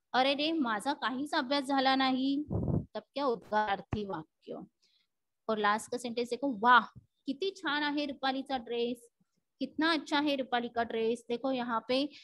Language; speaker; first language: Hindi; non-native, local second language; Marathi